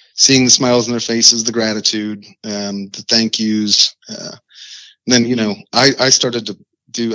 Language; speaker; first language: English; native; English